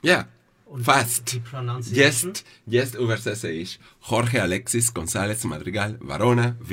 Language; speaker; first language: German; non-native, fluent; Spanish